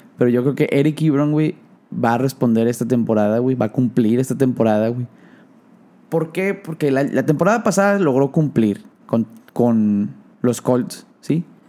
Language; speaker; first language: Spanish; native; Spanish